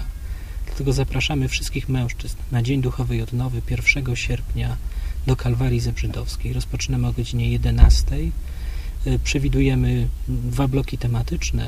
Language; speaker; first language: Polish; native; Polish